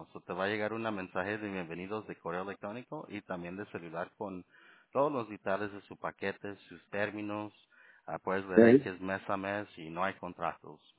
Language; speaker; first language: Spanish; early bilingual, heritage; Spanish